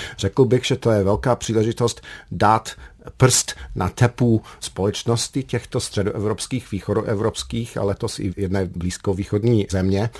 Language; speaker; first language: Czech; non-native, fluent; English